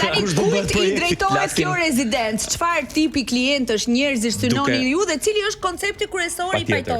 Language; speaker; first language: Albanian; native; Albanian